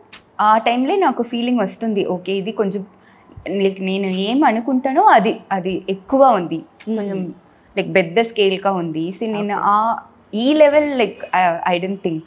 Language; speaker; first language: Telugu; non-native, learner; Tamil